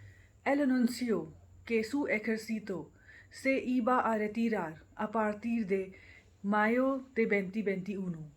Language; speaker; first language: Spanish; non-native, fluent; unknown